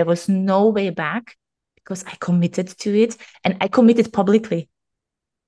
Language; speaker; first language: English; non-native, fluent; German